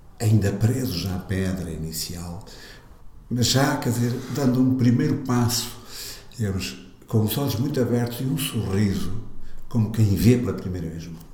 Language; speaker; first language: Portuguese; native; Portuguese